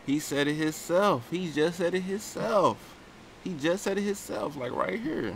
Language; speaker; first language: English; native; English